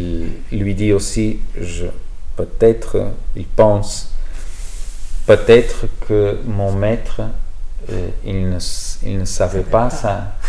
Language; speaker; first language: French; non-native, learner; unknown